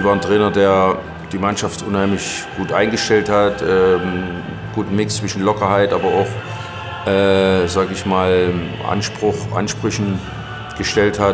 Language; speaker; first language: German; native; German